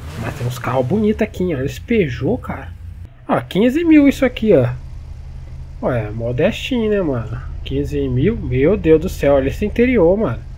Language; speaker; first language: Portuguese; native; Portuguese